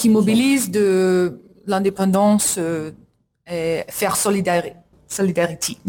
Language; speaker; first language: French; non-native, learner; English